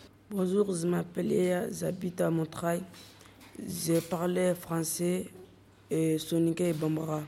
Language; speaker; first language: French; early bilingual, other home language; Soninke